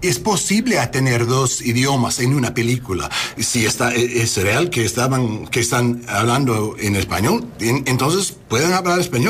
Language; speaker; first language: Spanish; non-native, learner; English